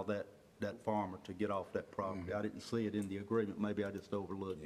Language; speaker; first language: English; native; English